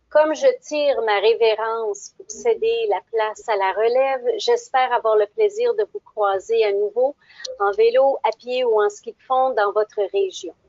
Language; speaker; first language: French; native; French